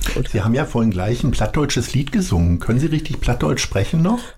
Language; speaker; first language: German; native; German